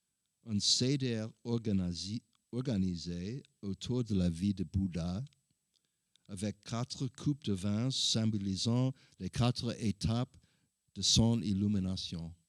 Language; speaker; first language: French; non-native, learner; English